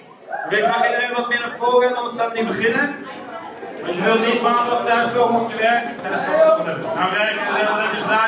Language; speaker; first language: Dutch; native; Dutch